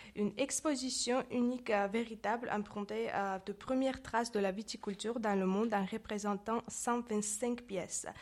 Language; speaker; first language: French; non-native, learner; Georgian